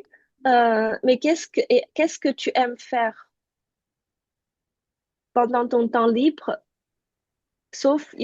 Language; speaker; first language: French; non-native, fluent; Chinese